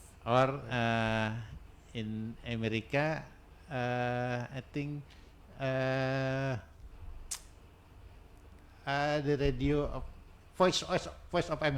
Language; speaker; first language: English; non-native, learner; Indonesian